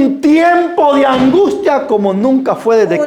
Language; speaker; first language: Spanish; native; Spanish